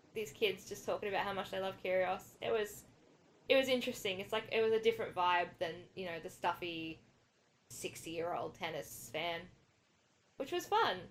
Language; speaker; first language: English; native; English